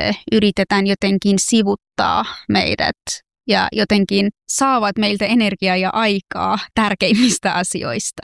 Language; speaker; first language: Finnish; non-native, fluent; Persian